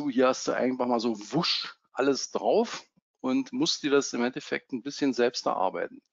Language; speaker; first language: German; native; German